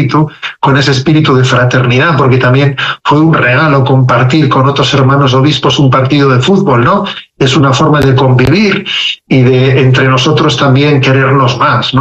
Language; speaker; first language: Spanish; native; Spanish